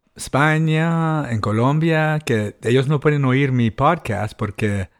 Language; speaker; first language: Spanish; early bilingual, heritage; Spanish